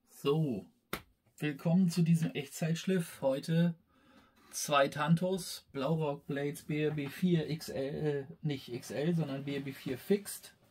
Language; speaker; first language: German; native; German